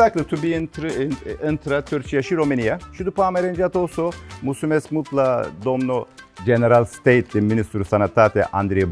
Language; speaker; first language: Romanian; non-native, learner; Turkish